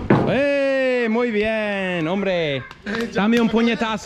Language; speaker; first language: Spanish; non-native, fluent; English